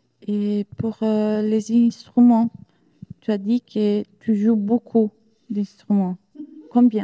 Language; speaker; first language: French; non-native, learner; Italian